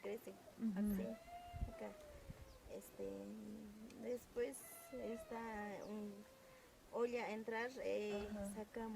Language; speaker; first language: Spanish; non-native, local second language; Quechua